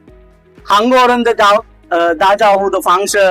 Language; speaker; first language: Chinese; non-native, fluent; Sinhala